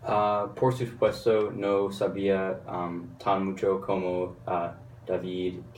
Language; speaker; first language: Spanish; non-native, learner; English